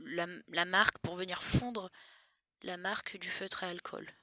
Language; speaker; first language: French; native; French